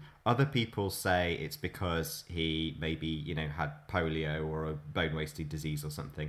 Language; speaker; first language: English; native; English